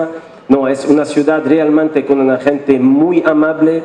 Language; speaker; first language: Spanish; non-native, fluent; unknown